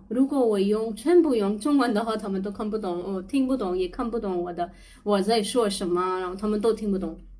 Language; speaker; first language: Chinese; non-native, learner; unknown